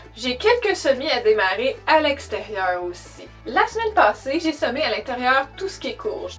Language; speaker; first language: French; native; French